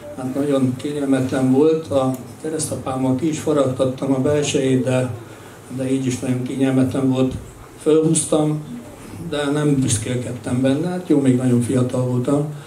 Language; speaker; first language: Hungarian; non-native, local second language; Croatian